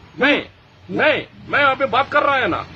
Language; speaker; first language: Hindi; non-native, local second language; Kannada